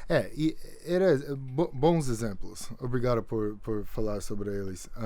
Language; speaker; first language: Portuguese; non-native, fluent; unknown